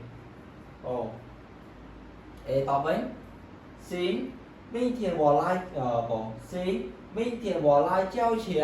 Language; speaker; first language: Chinese; non-native, fluent; Khmer